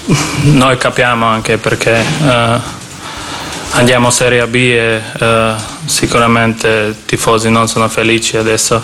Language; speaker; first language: Italian; non-native, learner; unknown